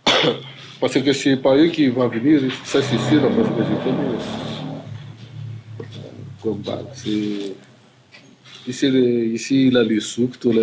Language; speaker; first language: French; non-native, local second language; Malagasy